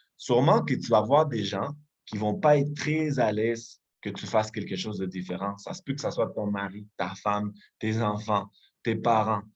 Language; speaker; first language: French; non-native, fluent; Spanish